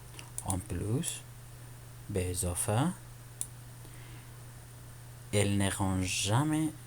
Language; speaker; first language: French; non-native, fluent; Persian